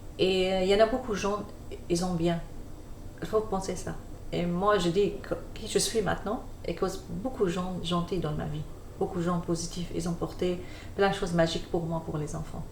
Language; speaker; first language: French; non-native, learner; Arabic